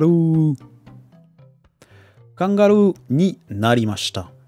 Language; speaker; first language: Japanese; non-native, learner; French